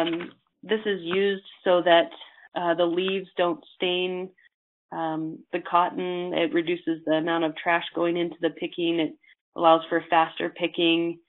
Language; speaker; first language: English; native; English